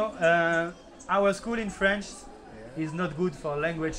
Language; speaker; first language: English; non-native, fluent; French